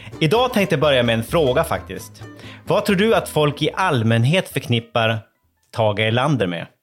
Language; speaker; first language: Swedish; native; Swedish